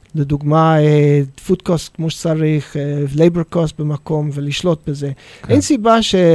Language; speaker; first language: Hebrew; non-native, fluent; English